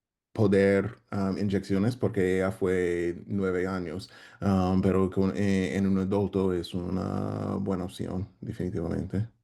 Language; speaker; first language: Spanish; non-native, learner; English